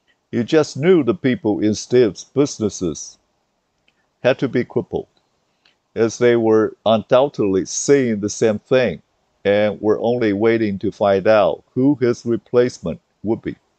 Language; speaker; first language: English; non-native, fluent; Chinese